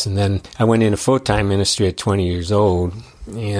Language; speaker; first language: English; native; English